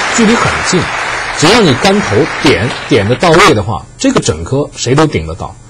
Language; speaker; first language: Chinese; native; Chinese